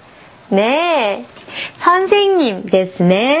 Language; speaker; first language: Japanese; non-native, fluent; Korean